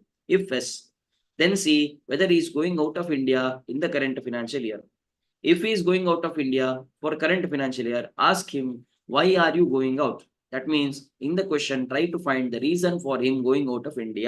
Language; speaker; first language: English; non-native, local second language; Kannada